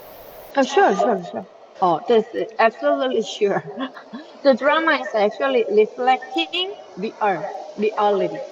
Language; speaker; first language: English; non-native, learner; Korean